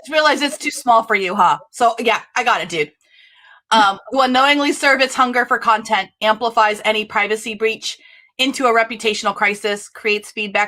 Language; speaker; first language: English; native; English